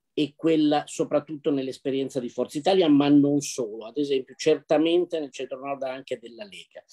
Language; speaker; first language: Italian; native; Italian